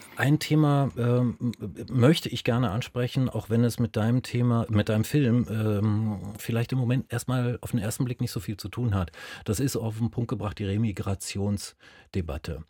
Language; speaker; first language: German; native; German